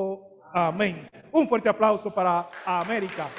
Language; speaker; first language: Spanish; native; Spanish